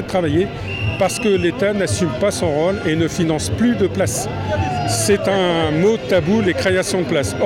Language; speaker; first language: French; native; French